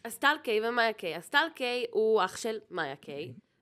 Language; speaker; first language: Hebrew; native; Hebrew